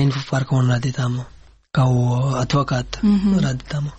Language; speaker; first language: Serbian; non-native, learner; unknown